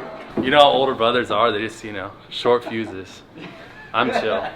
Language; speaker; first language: English; native; English